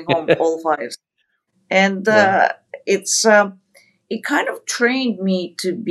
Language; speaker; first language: English; non-native, fluent; Ukrainian